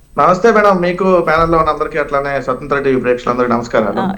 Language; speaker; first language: Telugu; native; Telugu